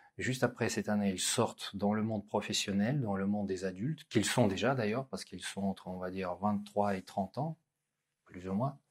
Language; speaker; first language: French; non-native, fluent; Russian